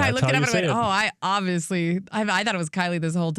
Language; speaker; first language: English; native; English